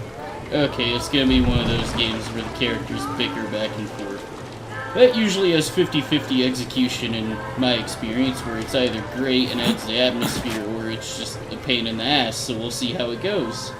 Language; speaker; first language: English; native; English